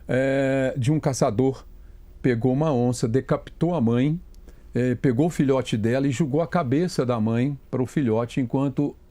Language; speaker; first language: Portuguese; native; Portuguese